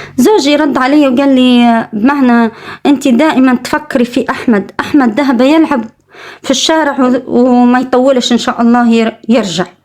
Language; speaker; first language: Arabic; native; Arabic